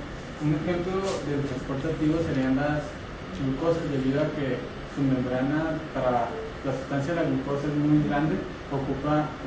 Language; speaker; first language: Spanish; native; Spanish